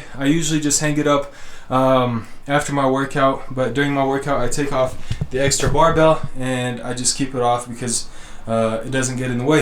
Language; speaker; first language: English; native; English